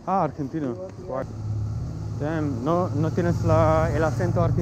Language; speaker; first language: Spanish; non-native, fluent; English